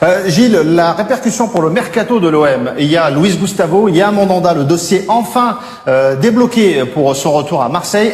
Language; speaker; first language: French; native; French